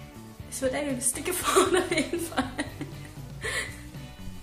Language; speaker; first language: German; native; German